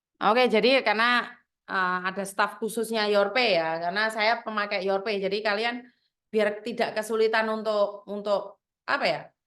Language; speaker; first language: Indonesian; non-native, local second language; Javanese